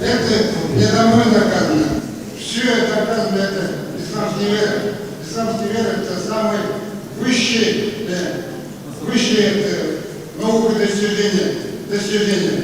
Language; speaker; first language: Russian; non-native, local second language; Kazakh